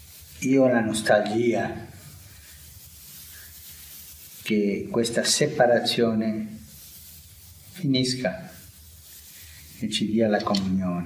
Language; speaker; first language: Italian; non-native, fluent; Spanish